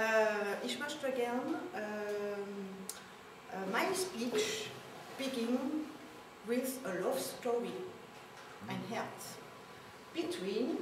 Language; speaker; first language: German; non-native, learner; French